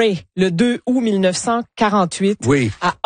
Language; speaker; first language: French; native; French